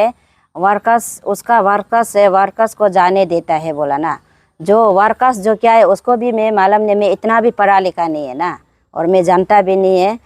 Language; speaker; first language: Hindi; non-native, local second language; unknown